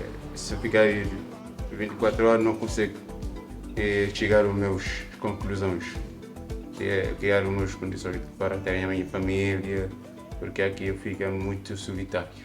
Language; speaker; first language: Portuguese; non-native, local second language; Kabuverdianu